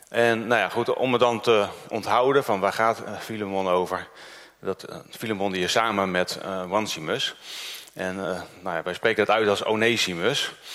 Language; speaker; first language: Dutch; early bilingual, other home language; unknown